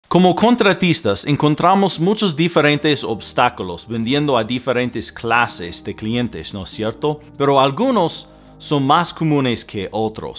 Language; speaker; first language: Spanish; non-native, fluent; English